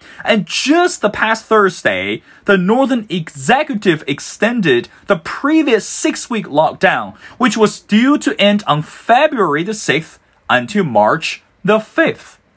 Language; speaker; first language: English; non-native, fluent; Chinese